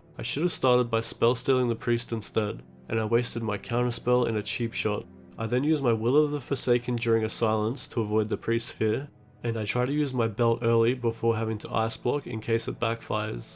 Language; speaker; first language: English; native; English